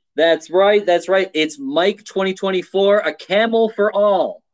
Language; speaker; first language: English; native; English